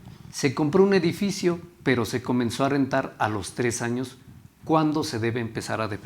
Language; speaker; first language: Spanish; native; Spanish